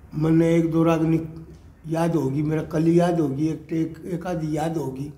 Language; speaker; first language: Hindi; native; Hindi